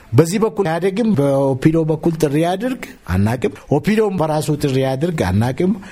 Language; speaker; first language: Amharic; non-native, local second language; Oromo